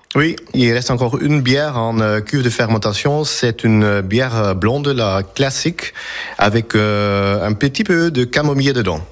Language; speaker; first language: French; non-native, local second language; Dutch